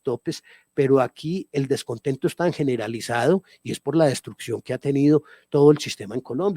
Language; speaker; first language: Spanish; native; Spanish